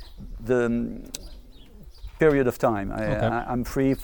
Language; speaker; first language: English; non-native, fluent; French